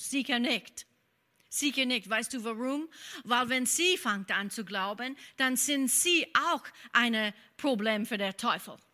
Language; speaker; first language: German; non-native, fluent; English